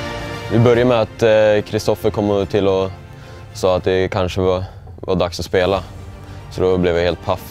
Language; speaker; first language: Swedish; native; Swedish